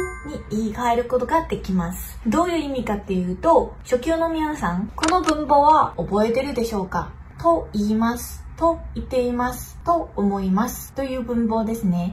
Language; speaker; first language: Japanese; non-native, fluent; Chinese